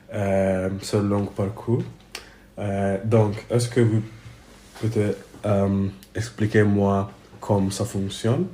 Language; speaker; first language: French; non-native, learner; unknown